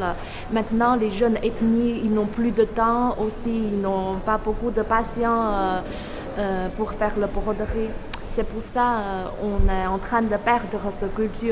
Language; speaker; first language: French; non-native, learner; Chinese